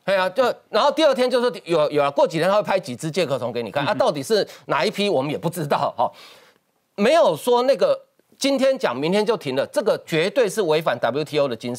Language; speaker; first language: Chinese; native; Chinese